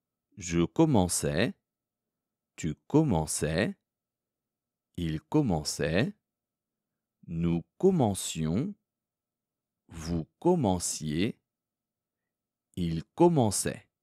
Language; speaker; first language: French; non-native, fluent; Korean